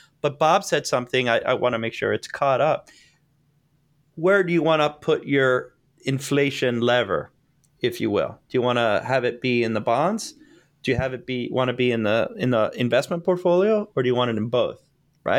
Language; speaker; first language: English; native; English